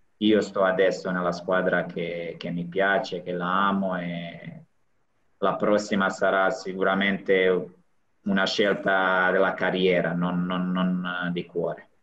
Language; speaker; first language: Italian; non-native, fluent; Serbian